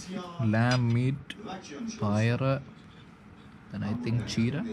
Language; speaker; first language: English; non-native, local second language; Malayalam